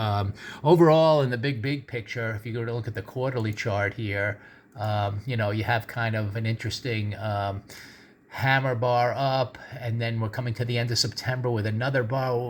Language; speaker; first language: English; native; English